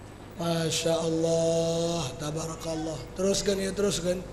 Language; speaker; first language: Indonesian; non-native, local second language; Sundanese